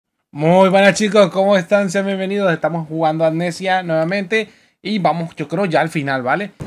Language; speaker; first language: Spanish; native; Spanish